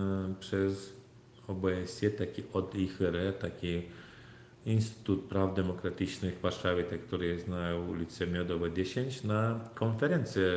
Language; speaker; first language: Polish; non-native, learner; Turkmen